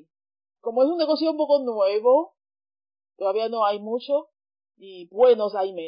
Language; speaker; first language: Spanish; non-native, fluent; Chinese